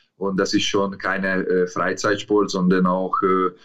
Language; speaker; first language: German; non-native, learner; Hungarian